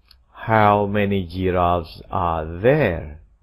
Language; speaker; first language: English; non-native, fluent; Indonesian